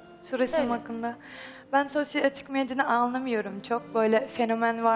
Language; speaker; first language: Turkish; non-native, fluent; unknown